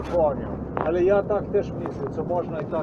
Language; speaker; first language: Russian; non-native, learner; Polish